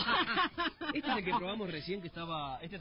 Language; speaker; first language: Spanish; native; Spanish